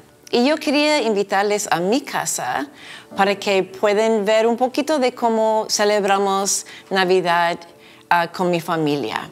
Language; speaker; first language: Spanish; non-native, fluent; English